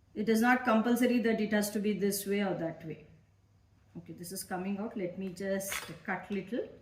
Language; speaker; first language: English; non-native, local second language; Kannada